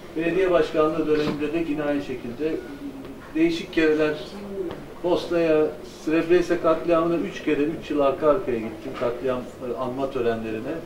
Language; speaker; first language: Turkish; native; Turkish